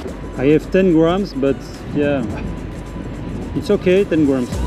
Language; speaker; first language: English; non-native, learner; French